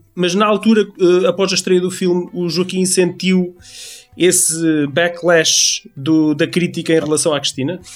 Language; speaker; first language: Portuguese; native; Portuguese